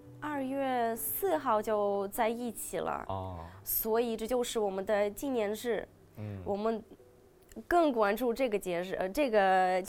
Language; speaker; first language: Chinese; non-native, fluent; Russian